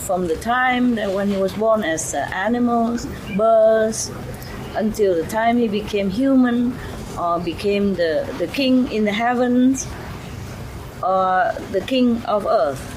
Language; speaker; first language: English; non-native, fluent; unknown